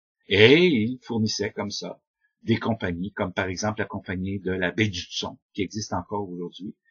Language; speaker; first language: French; native; French